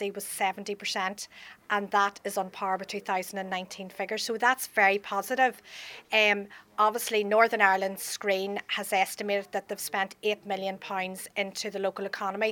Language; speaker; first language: English; native; English